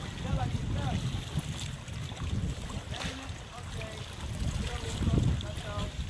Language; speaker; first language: Italian; native; Italian